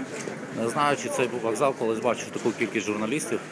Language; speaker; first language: Ukrainian; native; Ukrainian